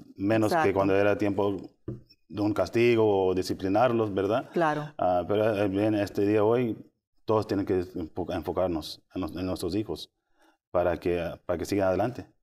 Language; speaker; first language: Spanish; early bilingual, heritage; Spanish